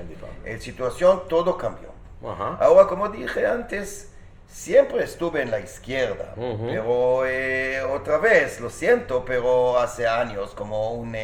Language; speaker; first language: Spanish; non-native, fluent; Hebrew